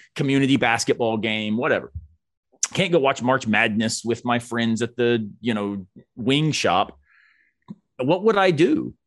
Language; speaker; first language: English; native; English